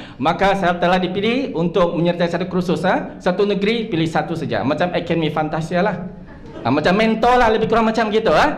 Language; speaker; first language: Malay; non-native, local second language; Chinese